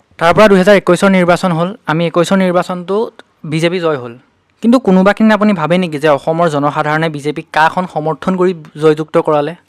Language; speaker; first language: Assamese; native; Assamese